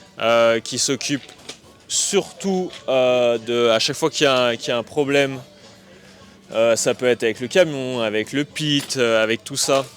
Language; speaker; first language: French; native; French